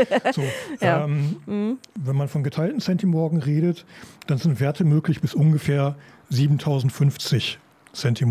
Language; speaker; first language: German; native; German